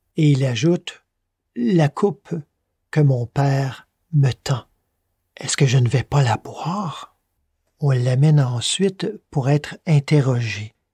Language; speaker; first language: French; native; French